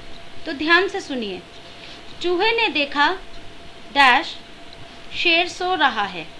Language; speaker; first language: Hindi; native; Hindi